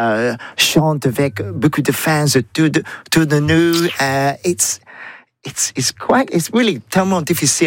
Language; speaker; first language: French; non-native, learner; English